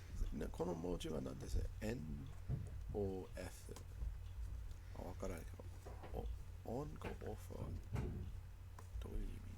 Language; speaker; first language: Japanese; non-native, learner; English